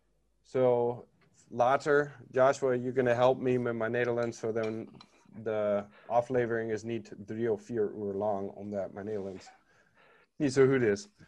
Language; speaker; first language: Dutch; non-native, learner; English